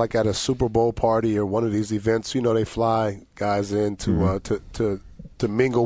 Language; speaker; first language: English; native; English